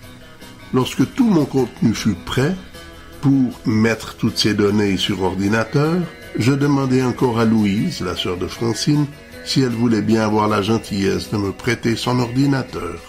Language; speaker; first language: French; native; French